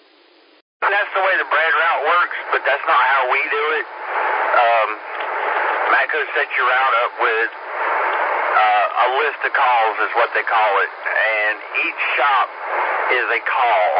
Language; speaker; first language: English; native; English